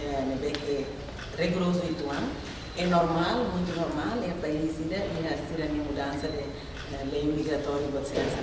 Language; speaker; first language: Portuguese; non-native, local second language; Tetum